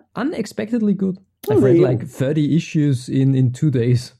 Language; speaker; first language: English; non-native, fluent; German